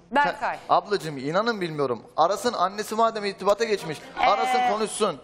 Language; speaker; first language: Turkish; native; Turkish